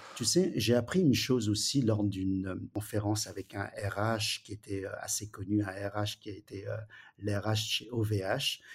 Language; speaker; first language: French; early bilingual, other home language; Wu Chinese